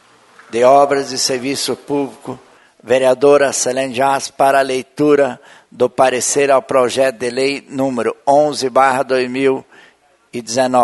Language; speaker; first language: Portuguese; native; Portuguese